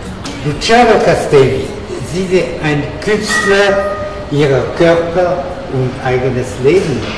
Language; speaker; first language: German; non-native, fluent; French